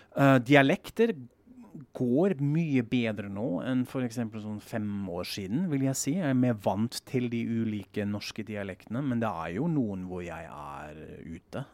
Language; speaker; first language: Norwegian; non-native, fluent; German